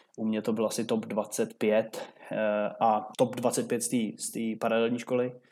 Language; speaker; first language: Czech; native; Czech